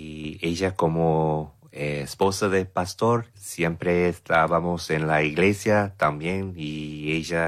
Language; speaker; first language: Spanish; non-native, fluent; English